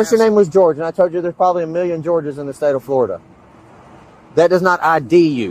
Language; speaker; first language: English; native; English